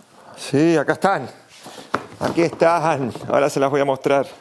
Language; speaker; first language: Spanish; native; Spanish